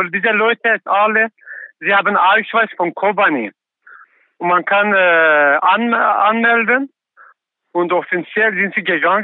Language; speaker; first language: German; non-native, learner; Kurdish